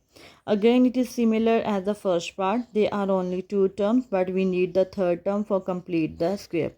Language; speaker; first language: English; non-native, local second language; Urdu